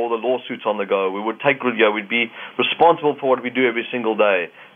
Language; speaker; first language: English; native; English